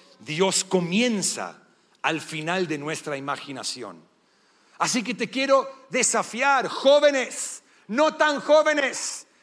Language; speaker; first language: Spanish; non-native, fluent; English